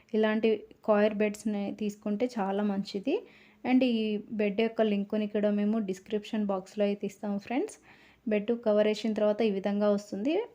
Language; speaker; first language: Telugu; native; Telugu